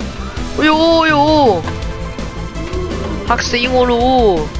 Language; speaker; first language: Chinese; native; Chinese